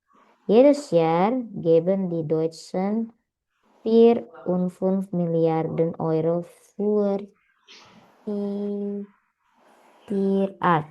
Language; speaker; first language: German; non-native, learner; Indonesian